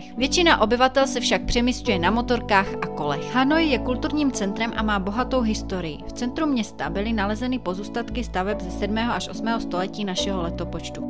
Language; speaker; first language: Czech; native; Czech